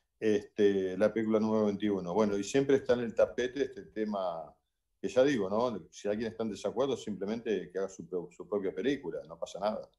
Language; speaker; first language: Spanish; native; Spanish